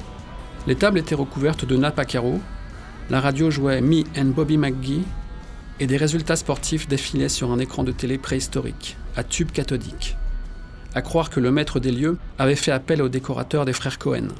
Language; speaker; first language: French; native; French